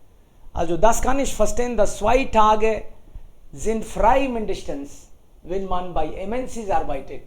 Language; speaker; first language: German; non-native, fluent; Hindi